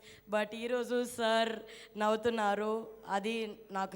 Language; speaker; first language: Telugu; non-native, fluent; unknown